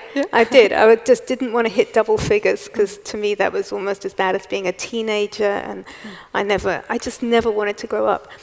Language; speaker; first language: English; native; English